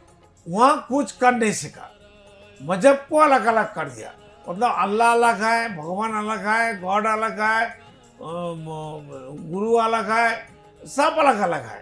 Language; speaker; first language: Hindi; non-native, local second language; Bangla